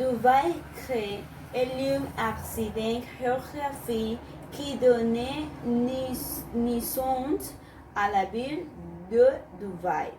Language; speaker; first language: French; non-native, learner; Spanish